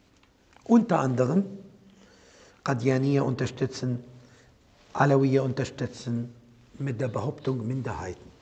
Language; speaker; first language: German; non-native, fluent; Arabic